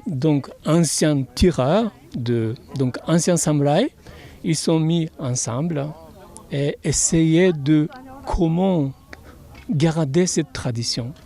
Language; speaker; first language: French; non-native, fluent; Japanese